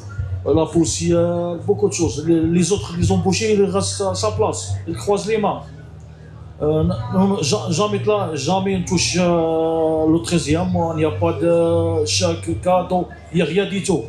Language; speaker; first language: French; non-native, learner; Arabic